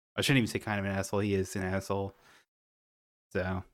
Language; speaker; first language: English; native; English